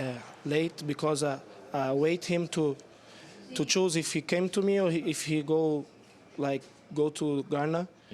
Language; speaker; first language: English; non-native, learner; Portuguese